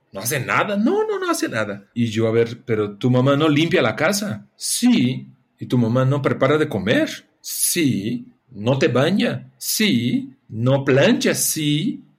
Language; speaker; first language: Spanish; non-native, fluent; Portuguese